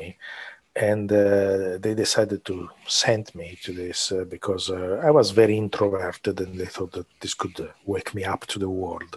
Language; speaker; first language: English; non-native, fluent; Italian